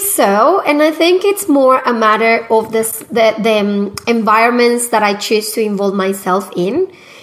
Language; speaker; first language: English; non-native, fluent; Spanish